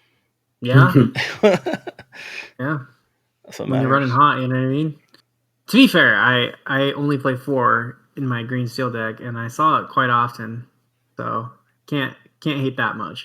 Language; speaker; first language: English; native; English